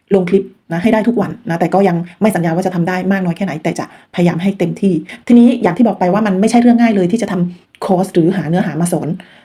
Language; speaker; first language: Thai; non-native, local second language; Khmer